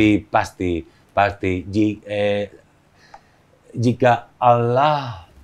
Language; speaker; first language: Indonesian; non-native, learner; Spanish